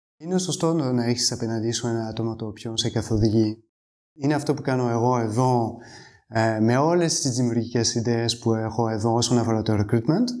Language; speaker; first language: Greek; non-native, fluent; French